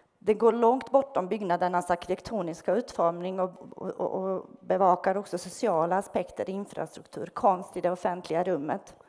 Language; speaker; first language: Swedish; non-native, fluent; Bosnian